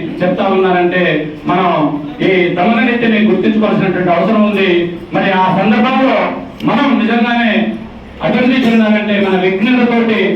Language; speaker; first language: Telugu; non-native, local second language; Lambadi